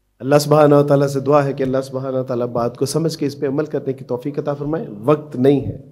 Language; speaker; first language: Urdu; non-native, local second language; Punjabi